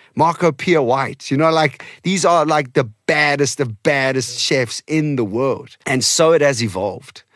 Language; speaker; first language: English; non-native, local second language; Portuguese